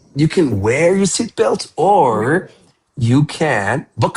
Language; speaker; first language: English; non-native, fluent; Amharic